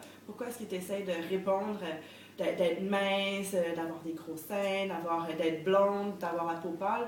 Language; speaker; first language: French; native; French